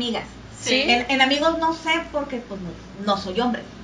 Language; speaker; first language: Spanish; native; Spanish